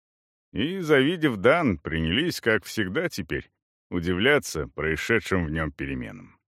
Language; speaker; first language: Russian; native; Russian